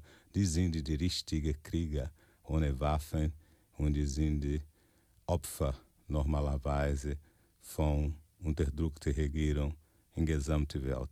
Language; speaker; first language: German; non-native, fluent; Portuguese